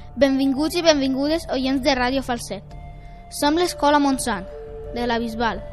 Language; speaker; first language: Catalan; early bilingual, other home language; Romanian